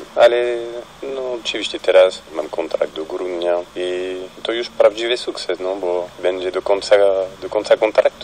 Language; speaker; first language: Polish; non-native, fluent; French